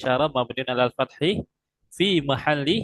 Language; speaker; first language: Arabic; non-native, fluent; Indonesian